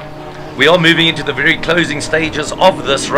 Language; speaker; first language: English; native; English